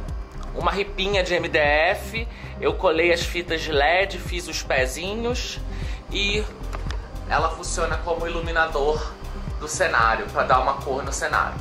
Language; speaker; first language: Portuguese; native; Portuguese